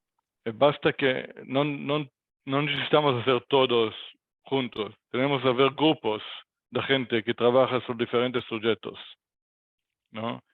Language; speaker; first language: Spanish; non-native, learner; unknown